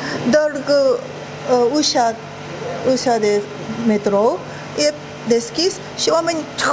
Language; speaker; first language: Romanian; non-native, learner; Japanese